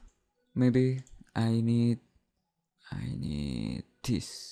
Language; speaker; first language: English; non-native, learner; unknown